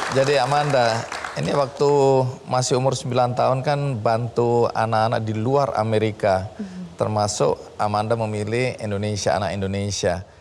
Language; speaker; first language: Indonesian; native; Indonesian